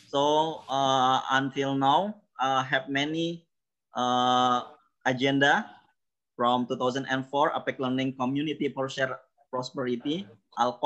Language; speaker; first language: English; non-native, learner; Indonesian